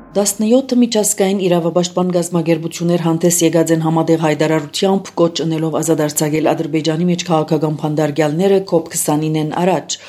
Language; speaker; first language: Armenian; native; Armenian